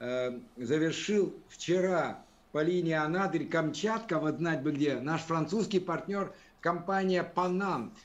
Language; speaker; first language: Russian; native; Russian